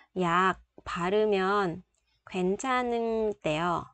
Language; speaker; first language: Korean; non-native, fluent; Vietnamese